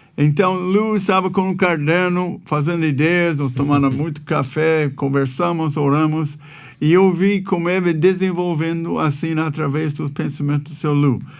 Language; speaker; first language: Portuguese; non-native, fluent; English